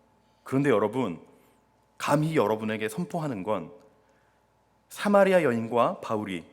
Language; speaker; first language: Korean; native; Korean